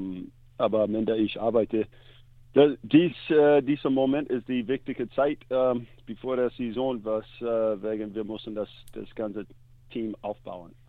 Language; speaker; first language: German; non-native, fluent; English